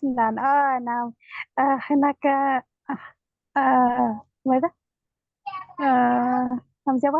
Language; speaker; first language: Arabic; non-native, learner; Indonesian